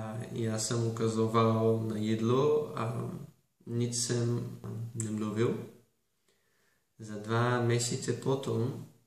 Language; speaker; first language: Czech; non-native, learner; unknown